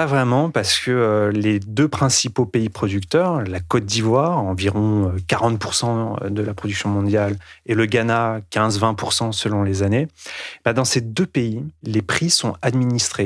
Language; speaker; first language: French; native; French